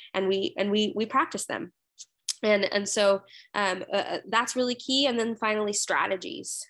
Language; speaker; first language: English; native; English